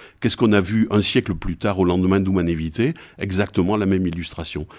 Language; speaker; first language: French; native; French